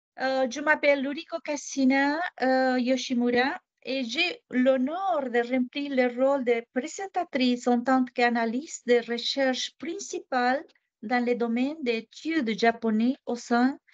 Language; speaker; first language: French; non-native, fluent; Japanese